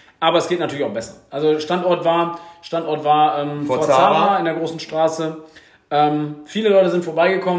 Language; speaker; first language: German; native; German